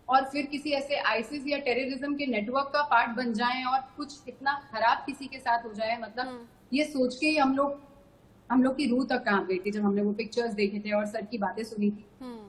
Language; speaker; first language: Hindi; native; Hindi